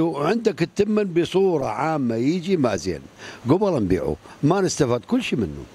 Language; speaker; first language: Arabic; native; Arabic